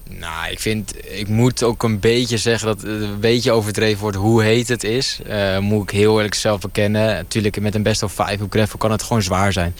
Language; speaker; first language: Dutch; native; Dutch